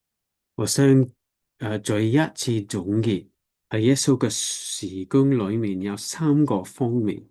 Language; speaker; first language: Cantonese; non-native, learner; English